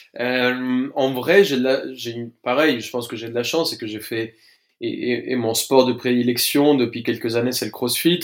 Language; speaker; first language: French; non-native, fluent; Spanish